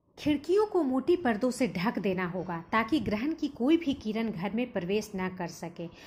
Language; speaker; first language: Hindi; native; Hindi